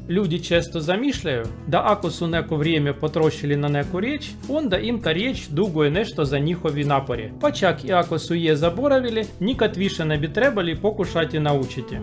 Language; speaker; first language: Croatian; non-native, learner; Russian